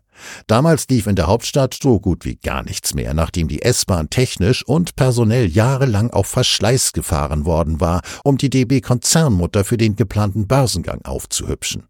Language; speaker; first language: German; native; German